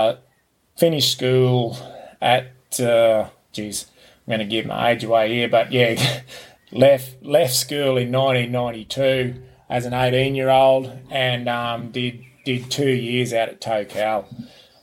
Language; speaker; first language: English; native; English